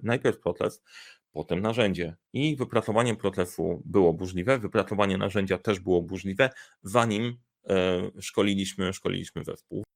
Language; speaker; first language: Polish; native; Polish